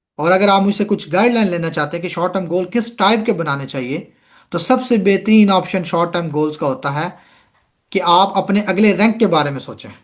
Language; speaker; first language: Urdu; non-native, local second language; Punjabi